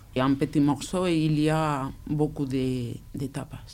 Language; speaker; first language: French; non-native, learner; Spanish